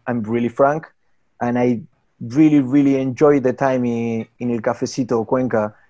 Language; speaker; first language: English; non-native, learner; Spanish